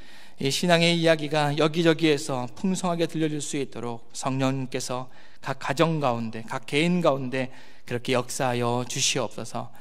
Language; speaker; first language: Korean; native; Korean